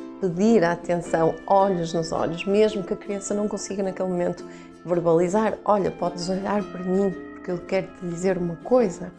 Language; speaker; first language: Portuguese; native; Portuguese